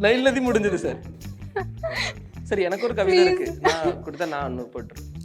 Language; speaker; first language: Tamil; native; Tamil